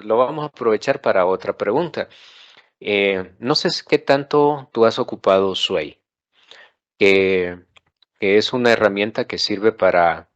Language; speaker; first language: Spanish; native; Spanish